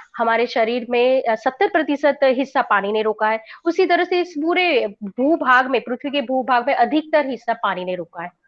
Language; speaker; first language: Hindi; non-native, local second language; Gujarati